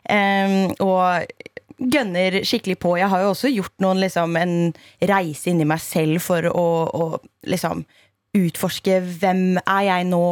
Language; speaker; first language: Norwegian; native; Norwegian